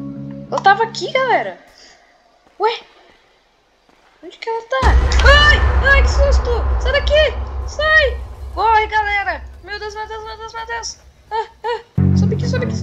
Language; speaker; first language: Portuguese; native; Portuguese